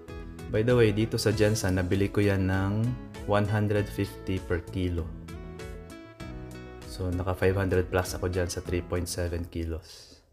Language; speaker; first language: Filipino; native; Filipino